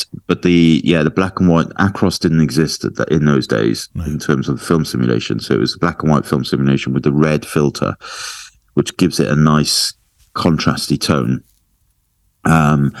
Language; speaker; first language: English; native; English